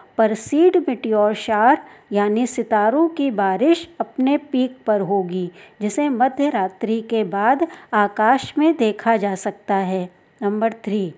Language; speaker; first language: Hindi; native; Hindi